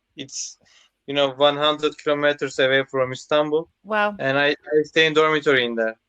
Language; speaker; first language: English; non-native, learner; Turkish